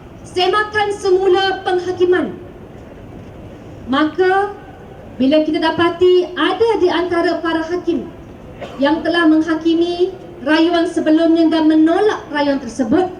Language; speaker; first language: Malay; native; Malay